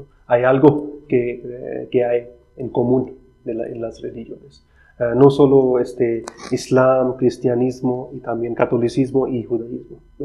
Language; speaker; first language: Spanish; non-native, fluent; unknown